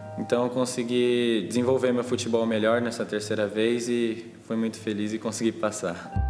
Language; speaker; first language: Portuguese; native; Portuguese